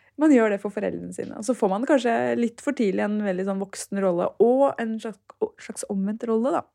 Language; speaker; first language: Norwegian; early bilingual, other home language; Turkish